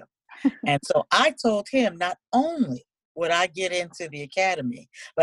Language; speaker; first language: English; native; English